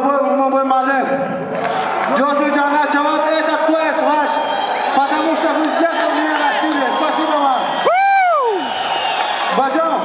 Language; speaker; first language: Russian; non-native, local second language; Tajik